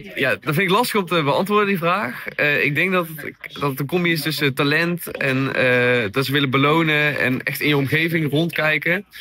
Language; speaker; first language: Dutch; native; Dutch